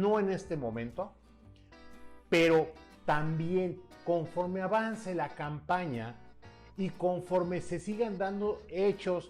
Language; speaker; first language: Spanish; native; Spanish